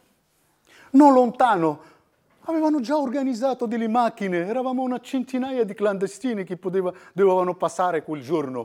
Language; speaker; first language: Italian; non-native, fluent; Arabic